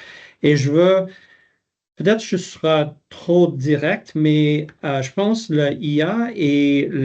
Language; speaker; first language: French; non-native, local second language; English